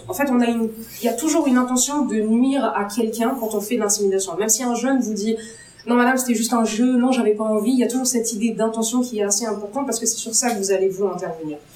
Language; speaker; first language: French; non-native, local second language; Arabic